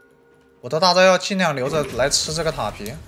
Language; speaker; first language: Chinese; native; Chinese